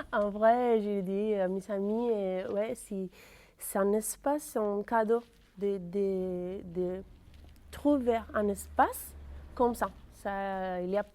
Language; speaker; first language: French; non-native, fluent; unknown